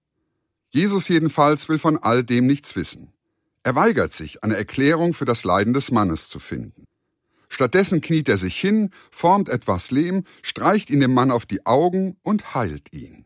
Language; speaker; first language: German; native; German